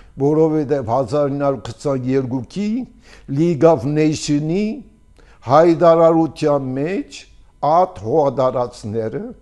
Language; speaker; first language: Armenian; early bilingual, heritage; Armenian